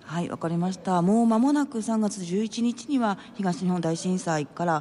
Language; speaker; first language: Japanese; native; Japanese